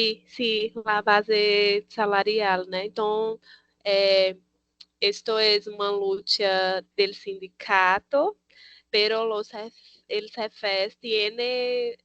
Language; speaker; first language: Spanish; non-native, learner; Portuguese